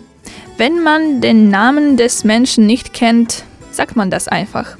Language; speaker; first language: German; non-native, fluent; Russian